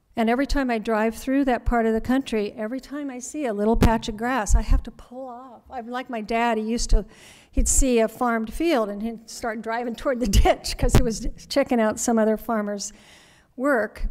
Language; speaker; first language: English; native; English